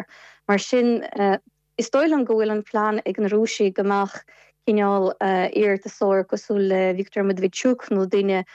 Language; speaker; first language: Irish; non-native, fluent; Ukrainian